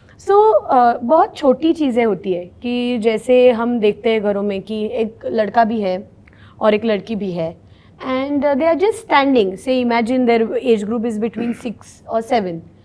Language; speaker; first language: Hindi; non-native, local second language; Marathi